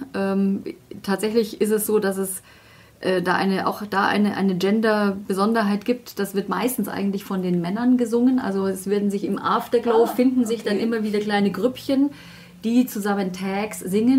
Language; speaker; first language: German; native; German